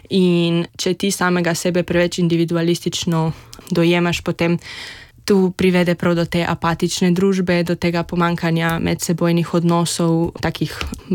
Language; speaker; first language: Slovenian; native; Slovenian